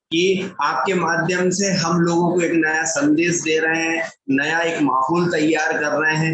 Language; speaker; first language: Hindi; native; Hindi